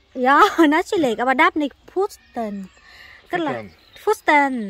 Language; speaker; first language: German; non-native, learner; Vietnamese